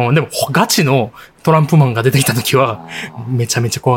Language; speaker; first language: Japanese; native; Japanese